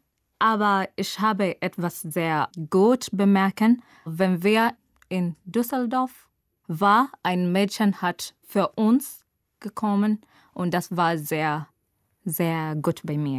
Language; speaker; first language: German; non-native, learner; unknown